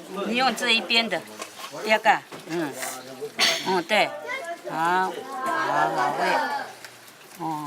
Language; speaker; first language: Chinese; non-native, local second language; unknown